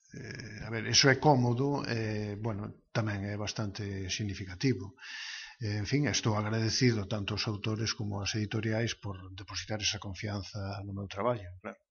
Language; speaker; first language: Galician; native; Galician